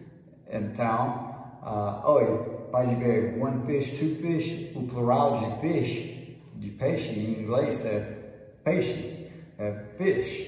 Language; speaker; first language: Portuguese; non-native, fluent; English